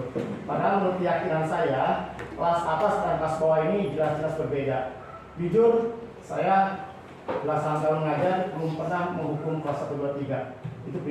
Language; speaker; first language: Indonesian; native; Indonesian